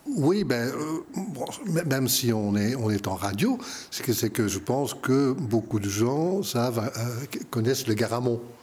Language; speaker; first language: French; non-native, local second language; Dutch